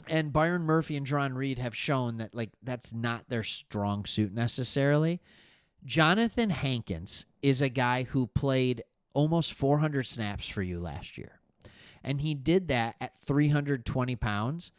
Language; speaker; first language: English; native; English